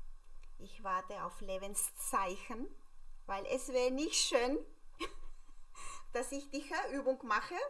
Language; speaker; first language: German; non-native, fluent; Spanish